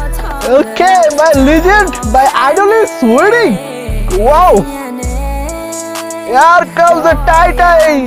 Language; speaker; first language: English; non-native, learner; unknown